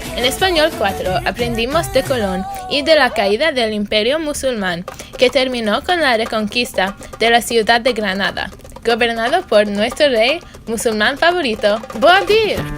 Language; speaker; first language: Spanish; non-native, learner; English